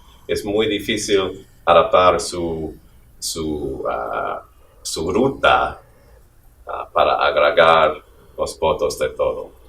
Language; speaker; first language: Spanish; non-native, fluent; English